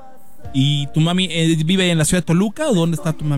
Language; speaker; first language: Spanish; native; Spanish